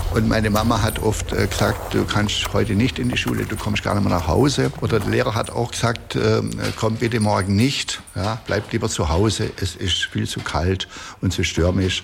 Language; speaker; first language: German; native; German